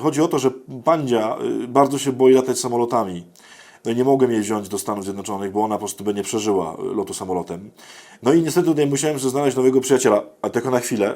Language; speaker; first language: Polish; native; Polish